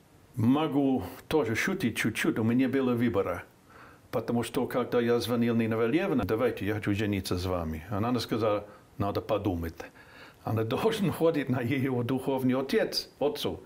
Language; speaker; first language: Russian; non-native, fluent; English